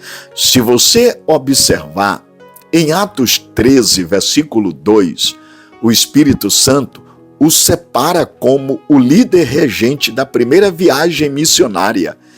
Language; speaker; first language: Portuguese; native; Portuguese